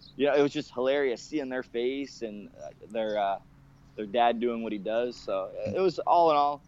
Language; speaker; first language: English; native; English